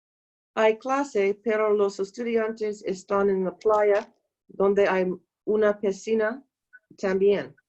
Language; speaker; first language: Spanish; non-native, learner; English